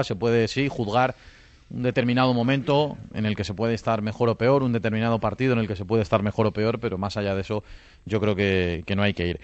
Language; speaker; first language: Spanish; native; Spanish